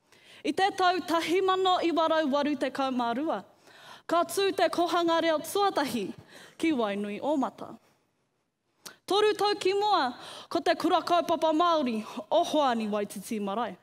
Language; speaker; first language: Māori; non-native, local second language; English